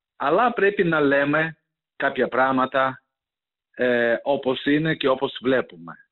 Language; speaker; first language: Greek; non-native, fluent; Ukrainian